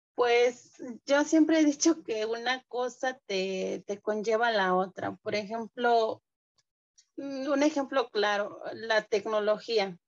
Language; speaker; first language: Spanish; non-native, local second language; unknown